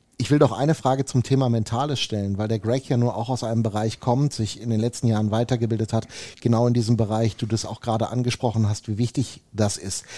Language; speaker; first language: German; native; German